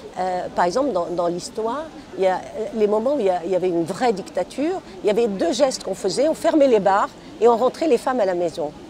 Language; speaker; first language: French; non-native, local second language; Arabic